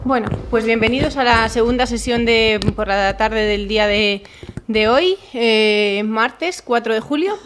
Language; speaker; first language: Spanish; native; Spanish